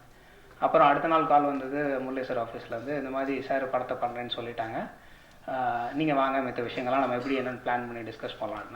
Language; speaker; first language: Tamil; native; Tamil